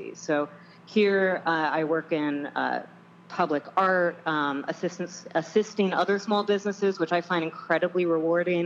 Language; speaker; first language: English; native; English